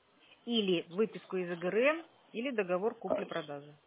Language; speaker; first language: Russian; native; Russian